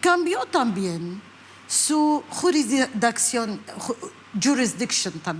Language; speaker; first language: Spanish; non-native, learner; Arabic